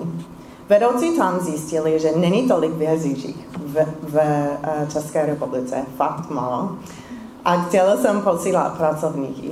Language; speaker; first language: Czech; non-native, fluent; English